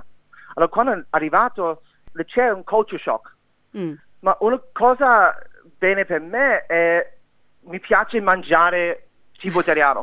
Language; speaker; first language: Italian; non-native, learner; English